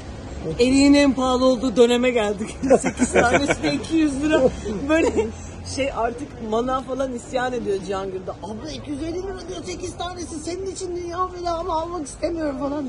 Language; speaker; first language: Turkish; native; Turkish